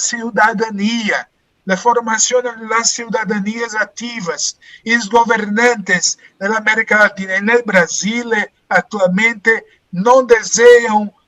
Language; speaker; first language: Spanish; non-native, learner; Portuguese